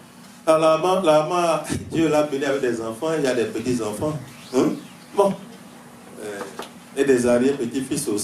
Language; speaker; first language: French; native; French